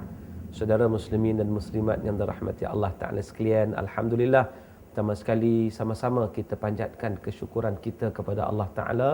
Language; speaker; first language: Malay; native; Malay